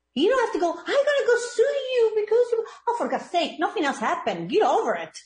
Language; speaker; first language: English; non-native, fluent; Italian